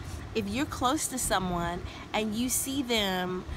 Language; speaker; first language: English; native; English